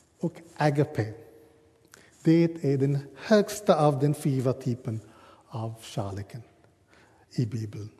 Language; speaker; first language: Swedish; non-native, learner; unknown